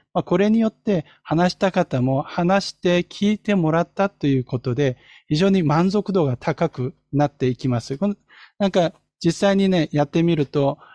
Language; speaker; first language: Japanese; non-native, fluent; Korean